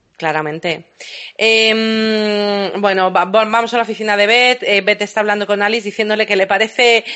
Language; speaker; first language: Spanish; native; Spanish